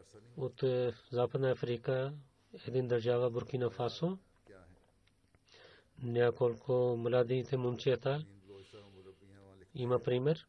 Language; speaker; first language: Bulgarian; non-native, fluent; Urdu